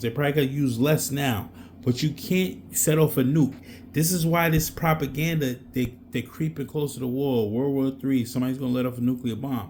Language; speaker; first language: English; native; English